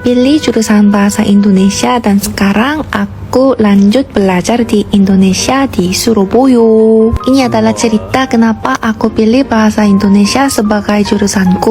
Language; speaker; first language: Indonesian; non-native, fluent; Korean